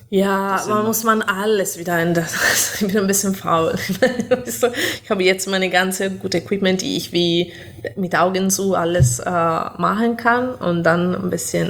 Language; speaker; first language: German; non-native, fluent; Italian